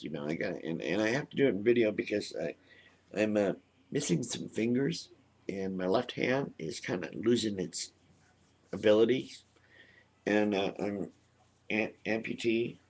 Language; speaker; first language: English; native; English